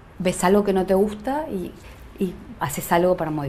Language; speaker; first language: Spanish; native; Spanish